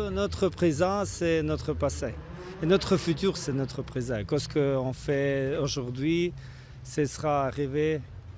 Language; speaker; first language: French; non-native, learner; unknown